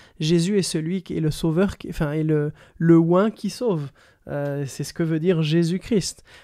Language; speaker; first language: French; native; French